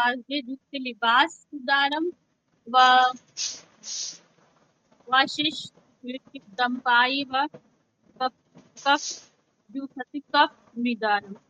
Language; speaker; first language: Persian; non-native, learner; Urdu